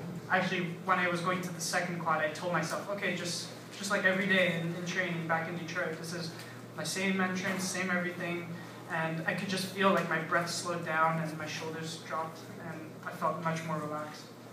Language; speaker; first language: English; native; English